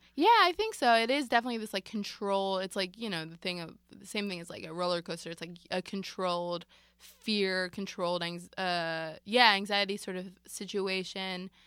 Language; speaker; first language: English; native; English